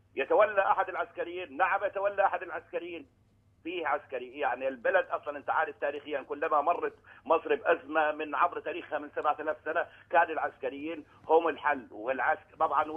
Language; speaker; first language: Arabic; native; Arabic